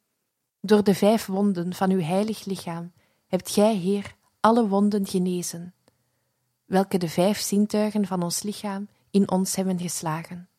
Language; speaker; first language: Dutch; native; Dutch